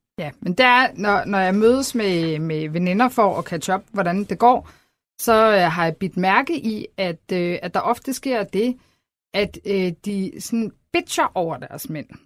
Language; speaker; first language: Danish; native; Danish